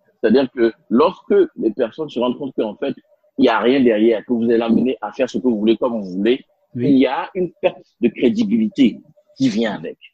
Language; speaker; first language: French; non-native, local second language; Spanish